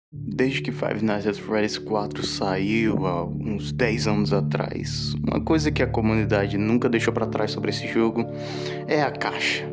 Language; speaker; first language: Portuguese; native; Portuguese